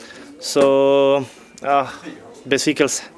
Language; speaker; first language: Swedish; non-native, fluent; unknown